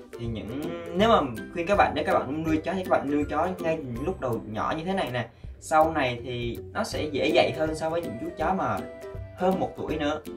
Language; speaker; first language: Vietnamese; native; Vietnamese